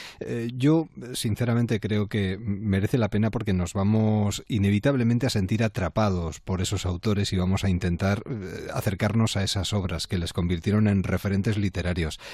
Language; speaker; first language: Spanish; native; Spanish